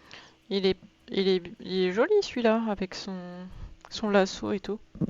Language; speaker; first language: French; native; French